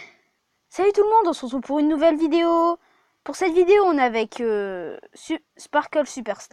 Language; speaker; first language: French; native; French